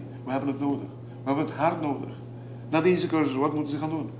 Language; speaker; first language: Dutch; non-native, local second language; Papiamento